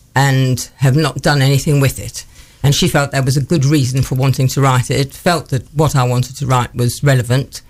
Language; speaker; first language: English; native; English